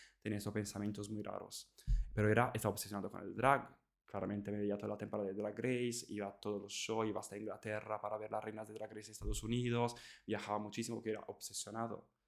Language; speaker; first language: Spanish; non-native, fluent; Italian